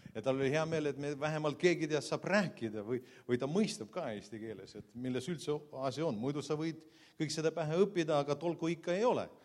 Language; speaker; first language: Estonian; non-native, local second language; Russian